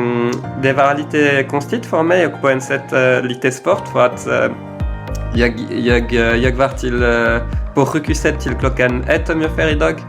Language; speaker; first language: Swedish; non-native, learner; French